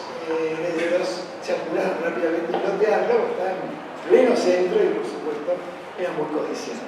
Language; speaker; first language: Spanish; native; Spanish